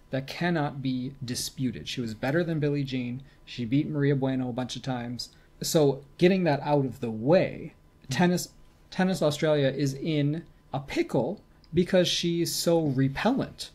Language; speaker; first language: English; native; English